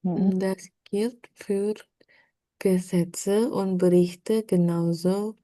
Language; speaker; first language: German; non-native, learner; Indonesian